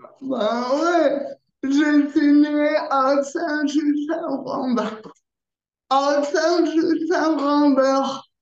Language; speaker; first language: French; early bilingual, other home language; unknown